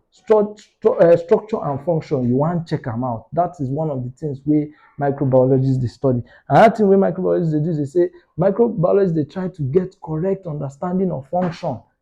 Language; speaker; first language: Nigerian Pidgin; non-native, local second language; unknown